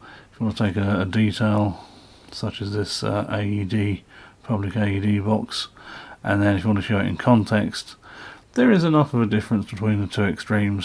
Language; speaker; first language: English; native; English